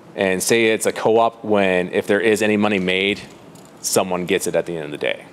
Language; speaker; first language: English; native; English